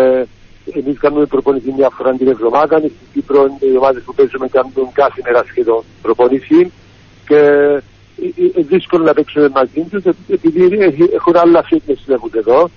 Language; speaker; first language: Greek; early bilingual, heritage; Greek